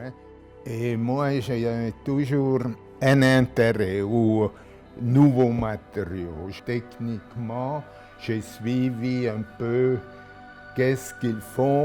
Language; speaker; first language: French; non-native, local second language; German